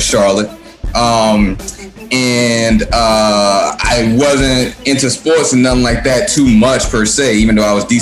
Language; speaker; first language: English; native; English